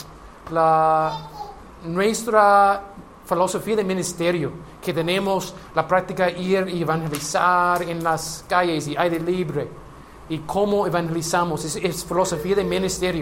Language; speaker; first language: Spanish; non-native, learner; English